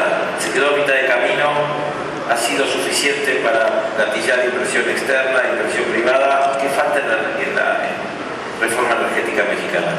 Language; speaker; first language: Spanish; native; Spanish